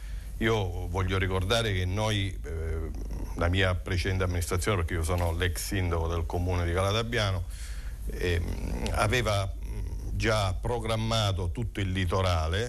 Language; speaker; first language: Italian; native; Italian